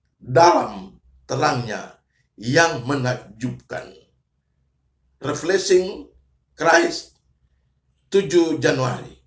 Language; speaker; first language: Indonesian; native; Indonesian